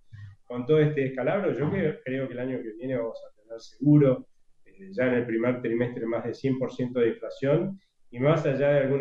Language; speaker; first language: Spanish; native; Spanish